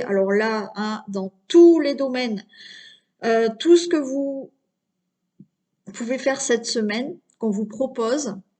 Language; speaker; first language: French; native; French